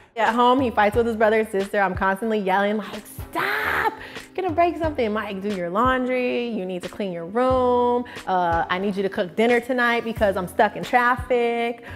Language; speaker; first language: English; native; English